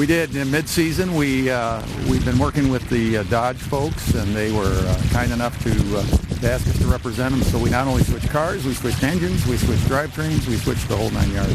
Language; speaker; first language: English; native; English